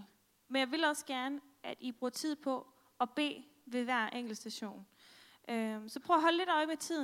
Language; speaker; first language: Danish; native; Danish